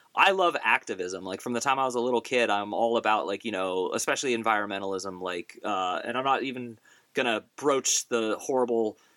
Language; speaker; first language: English; native; English